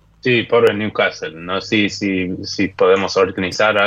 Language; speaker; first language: Spanish; non-native, fluent; English